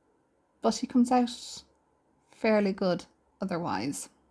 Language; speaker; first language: English; native; English